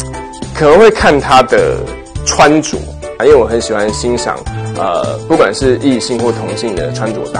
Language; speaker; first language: Chinese; native; Chinese